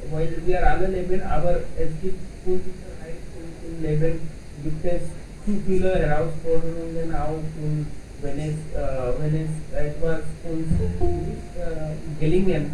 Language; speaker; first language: German; non-native, learner; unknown